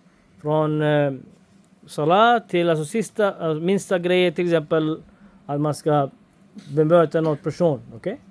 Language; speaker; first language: Swedish; non-native, fluent; Urdu